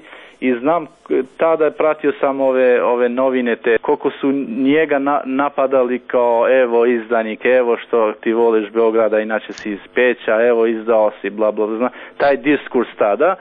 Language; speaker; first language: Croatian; non-native, local second language; Albanian